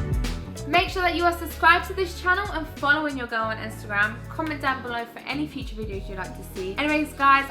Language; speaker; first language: English; native; English